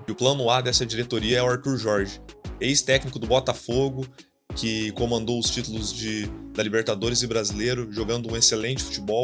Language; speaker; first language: Portuguese; native; Portuguese